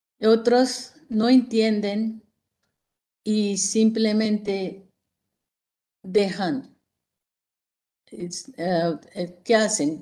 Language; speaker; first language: Spanish; non-native, fluent; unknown